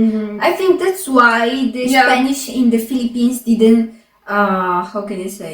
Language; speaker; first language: English; non-native, fluent; Arabic